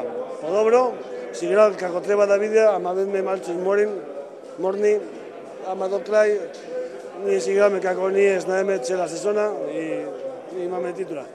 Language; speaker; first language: Macedonian; non-native, learner; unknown